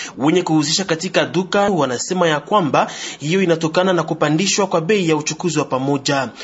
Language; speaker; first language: Swahili; non-native, local second language; Lingala